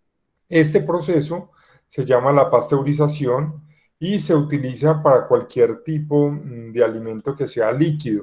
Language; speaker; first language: Spanish; native; Spanish